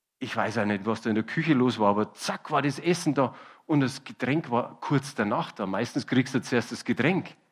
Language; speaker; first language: German; native; German